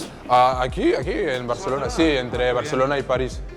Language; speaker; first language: Spanish; non-native, fluent; French